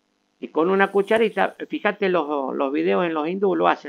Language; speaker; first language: Spanish; native; Spanish